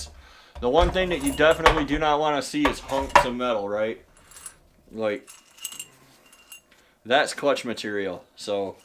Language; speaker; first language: English; native; English